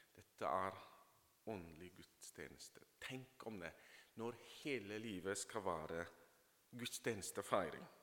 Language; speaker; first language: Norwegian; non-native, fluent; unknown